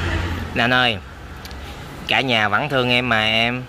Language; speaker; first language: Vietnamese; native; Vietnamese